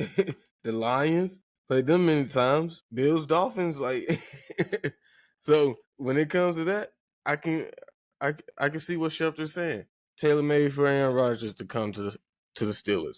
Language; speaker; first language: English; native; English